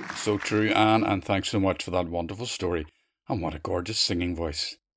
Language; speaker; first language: English; native; English